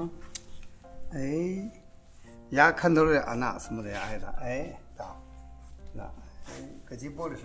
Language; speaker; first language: Russian; non-native, learner; Chinese